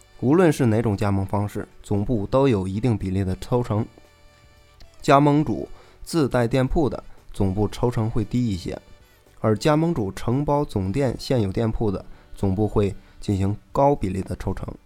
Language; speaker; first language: Chinese; native; Chinese